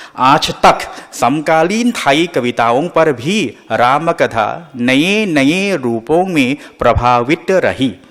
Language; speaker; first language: Hindi; non-native, fluent; Thai